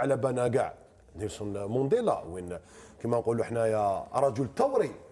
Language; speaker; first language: Arabic; native; Arabic